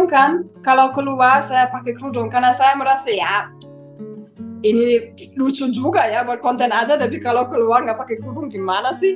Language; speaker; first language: Indonesian; non-native, fluent; German